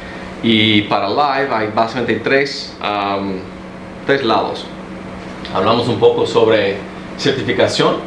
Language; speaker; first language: Spanish; early bilingual, heritage; Spanish